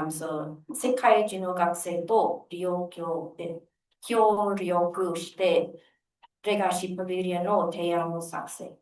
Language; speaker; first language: Japanese; non-native, learner; English